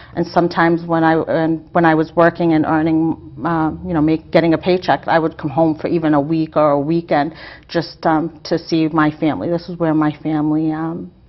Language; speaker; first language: English; native; English